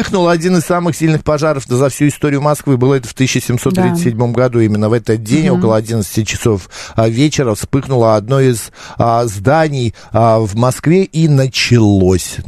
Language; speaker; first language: Russian; native; Russian